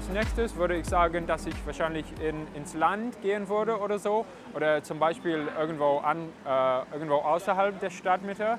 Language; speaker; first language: German; non-native, learner; English